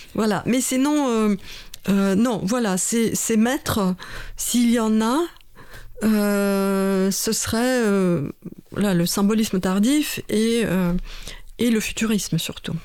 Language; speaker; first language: French; non-native, fluent; Russian